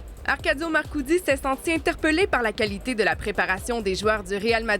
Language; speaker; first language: French; native; French